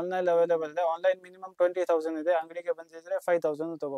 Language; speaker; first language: Kannada; non-native, local second language; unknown